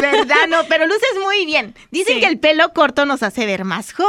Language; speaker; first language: Spanish; native; Spanish